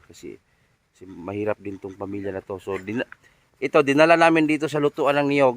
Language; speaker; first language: Filipino; non-native, local second language; Cebuano